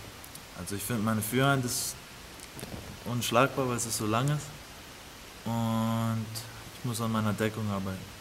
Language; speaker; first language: German; early bilingual, other home language; English